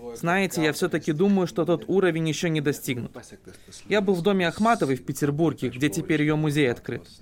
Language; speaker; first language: Russian; non-native, local second language; Lithuanian